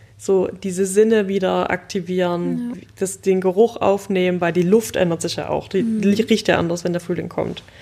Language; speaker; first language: German; native; German